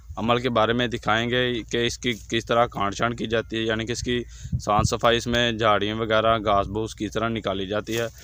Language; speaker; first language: Urdu; non-native, local second language; Punjabi